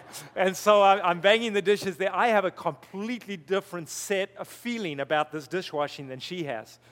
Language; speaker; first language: English; native; English